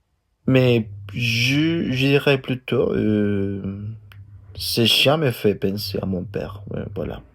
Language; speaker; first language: French; non-native, fluent; Spanish